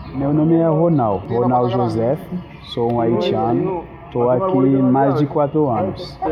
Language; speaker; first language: Portuguese; non-native, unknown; Haitian Creole